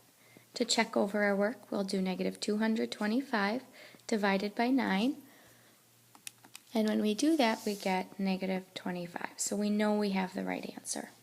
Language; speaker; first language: English; native; English